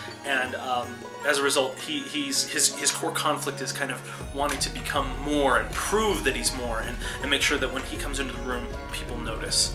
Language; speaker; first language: English; native; English